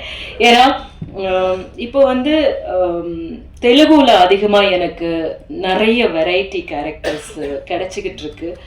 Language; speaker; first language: Tamil; native; Tamil